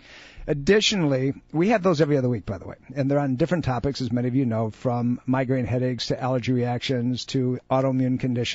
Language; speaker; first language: English; native; English